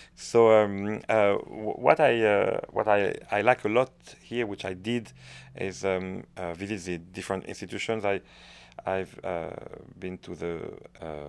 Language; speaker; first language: English; non-native, fluent; French